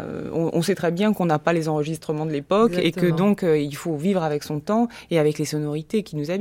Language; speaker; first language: French; native; French